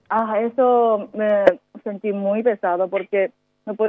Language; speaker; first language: Spanish; non-native, learner; Korean